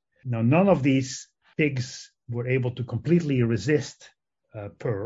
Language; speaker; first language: English; non-native, fluent; Dutch